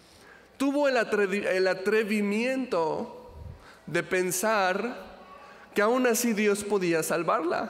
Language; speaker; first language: Spanish; native; Spanish